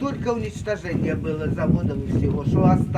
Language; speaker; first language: Russian; native; Russian